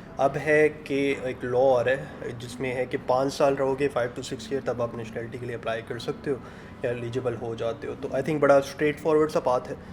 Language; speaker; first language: Urdu; native; Urdu